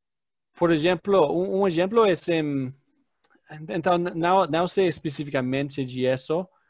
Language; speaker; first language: Portuguese; non-native, learner; English